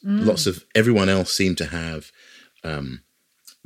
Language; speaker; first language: English; native; English